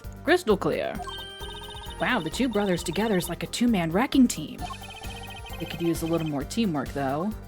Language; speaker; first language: English; native; English